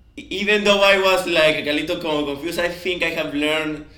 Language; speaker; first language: English; non-native, fluent; Spanish